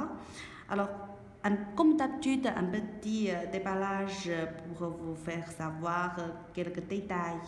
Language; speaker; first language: French; non-native, learner; Chinese